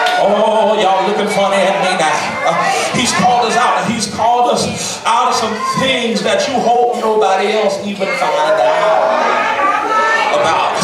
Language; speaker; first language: English; native; English